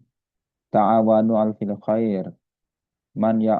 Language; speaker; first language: Arabic; non-native, fluent; Indonesian